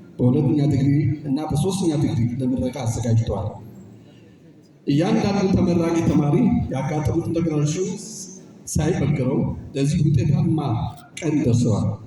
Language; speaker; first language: Amharic; non-native, local second language; Tigrinya